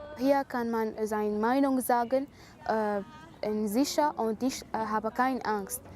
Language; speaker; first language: German; non-native, learner; Arabic